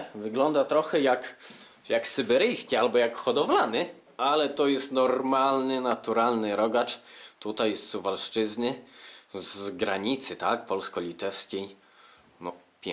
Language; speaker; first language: Polish; native; Polish